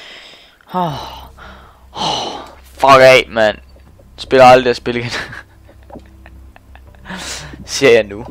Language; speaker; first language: Danish; native; Danish